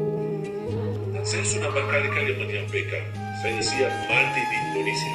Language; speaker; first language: Indonesian; non-native, fluent; Arabic